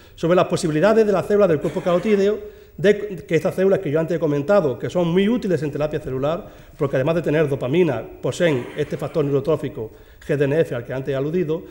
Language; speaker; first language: Spanish; native; Spanish